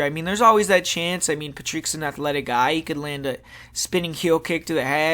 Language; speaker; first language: English; native; English